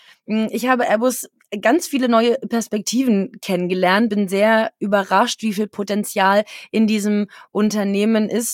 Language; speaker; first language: German; native; German